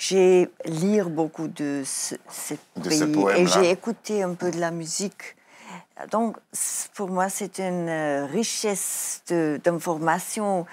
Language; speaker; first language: French; non-native, learner; Afrikaans